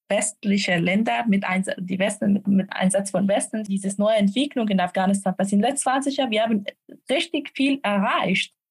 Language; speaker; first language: German; non-native, fluent; Persian